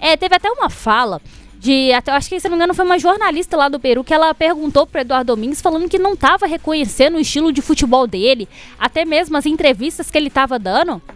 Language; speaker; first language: Portuguese; native; Portuguese